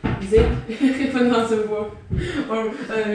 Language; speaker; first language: English; non-native, learner; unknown